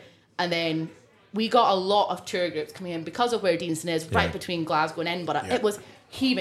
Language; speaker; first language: English; non-native, local second language; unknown